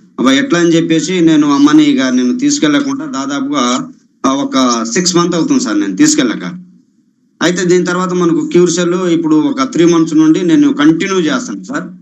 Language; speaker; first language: Telugu; non-native, local second language; Lambadi